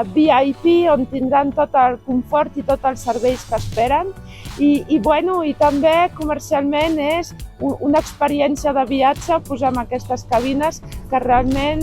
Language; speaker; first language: Catalan; non-native, local second language; French